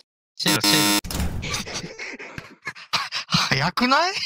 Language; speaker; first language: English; non-native, learner; Japanese